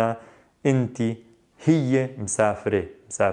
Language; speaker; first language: Arabic; non-native, fluent; English